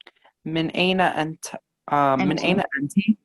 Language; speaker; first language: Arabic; non-native, learner; English